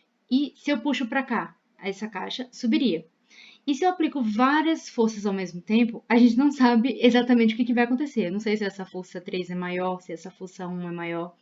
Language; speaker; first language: Portuguese; native; Portuguese